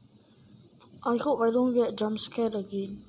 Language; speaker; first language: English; non-native, local second language; Malay